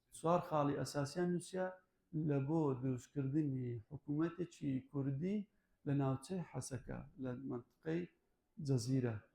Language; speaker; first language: Central Kurdish; non-native, local second language; Kurdish